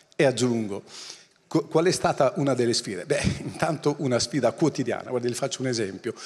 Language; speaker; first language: Italian; native; Italian